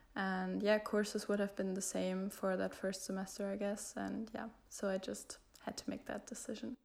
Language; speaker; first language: English; non-native, fluent; German